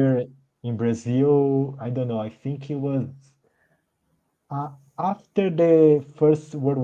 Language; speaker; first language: English; non-native, learner; Portuguese